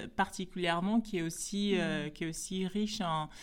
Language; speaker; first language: French; non-native, fluent; Portuguese